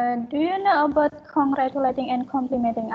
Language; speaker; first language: English; non-native, fluent; Indonesian